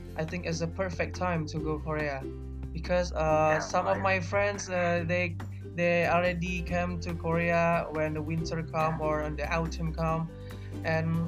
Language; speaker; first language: English; non-native, learner; Indonesian